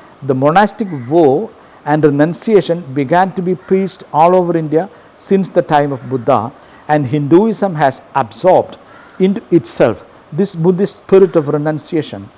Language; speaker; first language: English; non-native, local second language; Malayalam